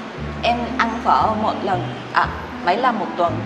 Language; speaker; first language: Vietnamese; non-native, learner; Japanese